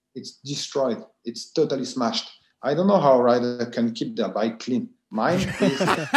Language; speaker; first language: English; non-native, fluent; French